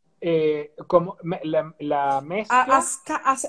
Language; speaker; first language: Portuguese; non-native, learner; Spanish